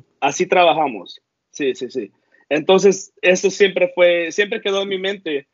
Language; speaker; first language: Spanish; early bilingual, heritage; Spanish